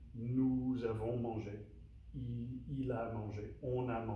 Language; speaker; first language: French; non-native, learner; English